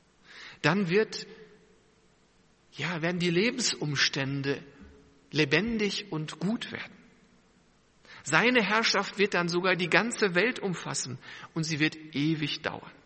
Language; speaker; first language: German; native; German